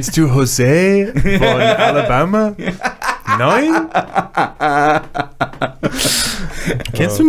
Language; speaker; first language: German; non-native, learner; English